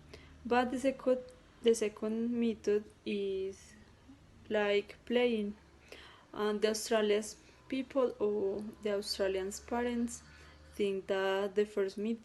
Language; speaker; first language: English; non-native, learner; Spanish